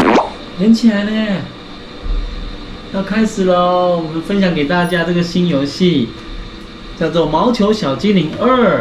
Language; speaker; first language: Chinese; native; Chinese